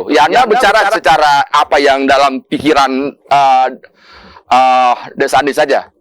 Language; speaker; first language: Indonesian; native; Indonesian